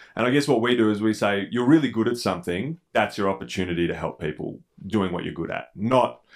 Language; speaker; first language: English; native; English